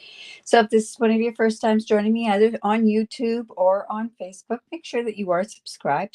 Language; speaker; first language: English; native; English